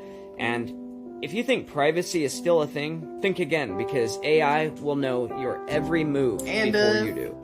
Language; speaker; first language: English; native; English